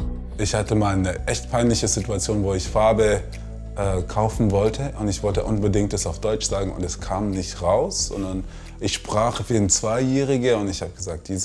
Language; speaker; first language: German; non-native, fluent; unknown